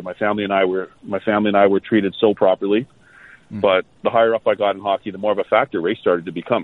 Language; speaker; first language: English; native; English